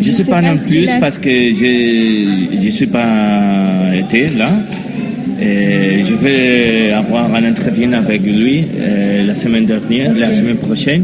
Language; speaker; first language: French; non-native, learner; Spanish